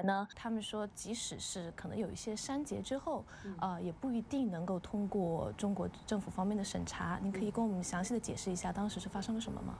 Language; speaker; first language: Chinese; native; Chinese